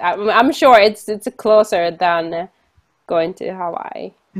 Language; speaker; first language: English; non-native, fluent; Japanese